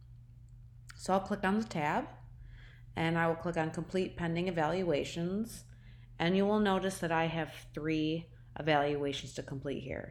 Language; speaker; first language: English; native; English